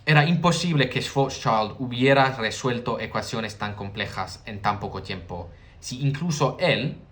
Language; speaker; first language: Spanish; non-native, learner; English